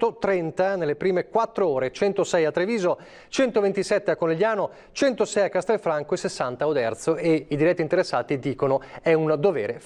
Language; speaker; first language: Italian; native; Italian